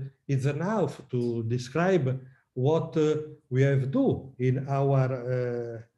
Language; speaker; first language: English; non-native, learner; Italian